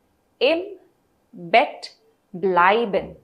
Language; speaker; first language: German; non-native, fluent; Hindi